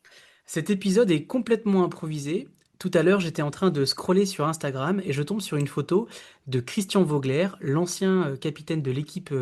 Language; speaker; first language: French; native; French